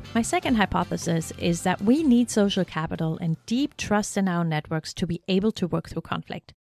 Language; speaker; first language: English; non-native, fluent; German